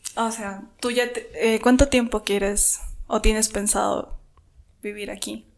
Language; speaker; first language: Spanish; native; Spanish